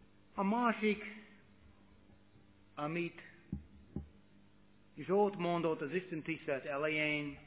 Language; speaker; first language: Hungarian; non-native, fluent; English